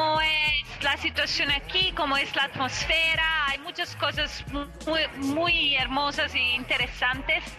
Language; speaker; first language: Spanish; non-native, fluent; Italian